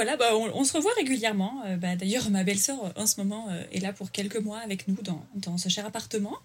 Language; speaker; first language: French; native; French